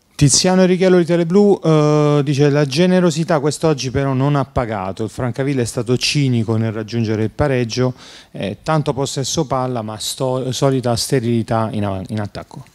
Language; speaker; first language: Italian; native; Italian